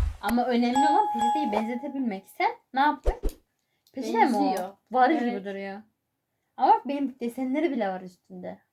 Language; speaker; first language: Turkish; native; Turkish